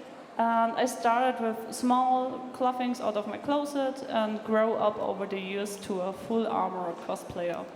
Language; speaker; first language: English; non-native, fluent; German